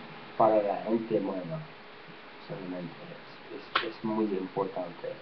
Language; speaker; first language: Spanish; non-native, learner; English